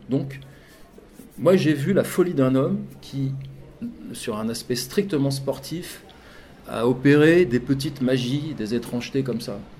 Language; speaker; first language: French; native; French